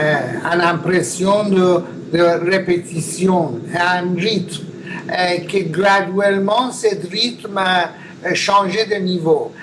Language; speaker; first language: French; non-native, learner; Persian